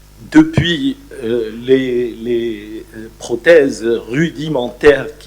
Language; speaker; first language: French; non-native, local second language; Arabic